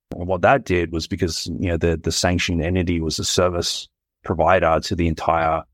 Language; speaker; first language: English; native; English